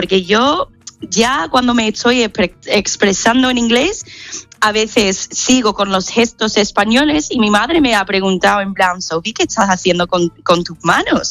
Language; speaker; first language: Spanish; non-native, fluent; English